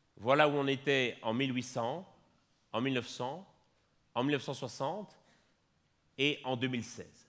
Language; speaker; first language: French; native; French